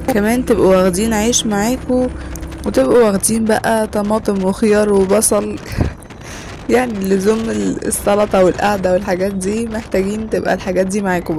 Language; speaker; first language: Arabic; native; Arabic